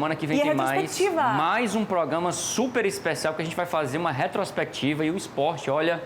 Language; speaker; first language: Portuguese; native; Portuguese